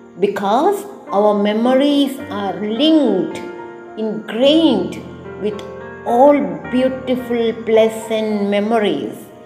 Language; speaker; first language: English; non-native, local second language; Malayalam